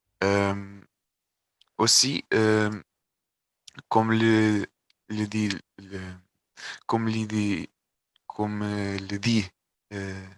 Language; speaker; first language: French; non-native, learner; Portuguese